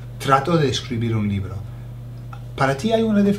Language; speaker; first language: Spanish; non-native, fluent; English